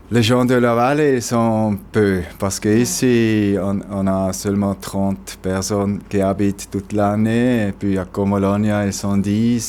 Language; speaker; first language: French; non-native, local second language; German